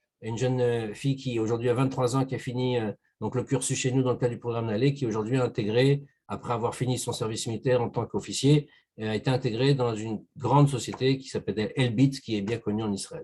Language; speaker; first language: French; native; French